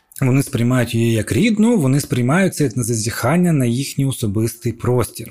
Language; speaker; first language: Ukrainian; non-native, local second language; Russian